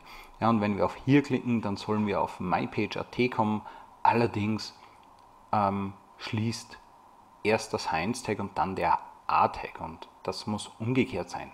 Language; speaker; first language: German; native; German